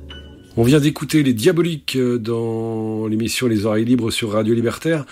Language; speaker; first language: French; native; French